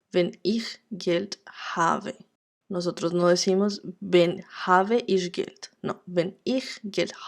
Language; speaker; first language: German; non-native, fluent; Spanish